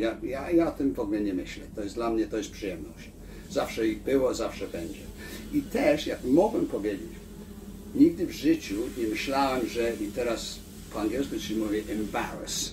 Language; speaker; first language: Polish; early bilingual, heritage; Polish